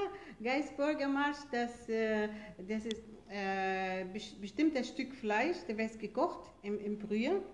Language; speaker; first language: German; non-native, fluent; Arabic